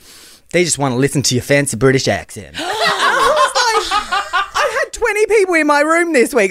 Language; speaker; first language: English; native; English